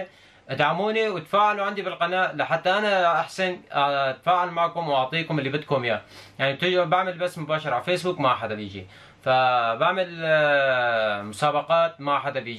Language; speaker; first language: Arabic; native; Arabic